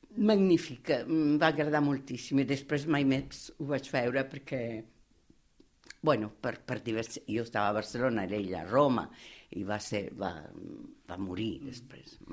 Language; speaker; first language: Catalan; non-native, fluent; Italian